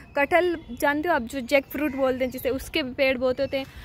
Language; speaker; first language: Hindi; native; Hindi